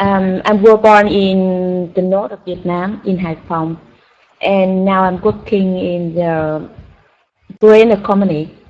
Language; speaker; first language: English; non-native, learner; Vietnamese